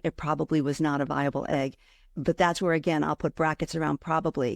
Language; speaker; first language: English; native; English